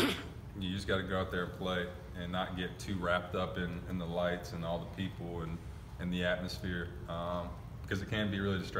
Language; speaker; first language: English; native; English